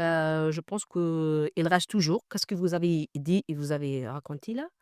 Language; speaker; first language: French; non-native, learner; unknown